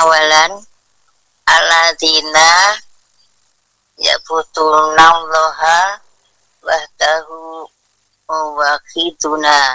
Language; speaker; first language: Arabic; non-native, learner; Indonesian